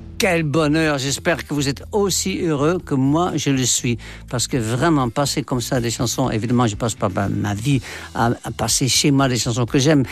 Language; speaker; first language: French; non-native, fluent; Dutch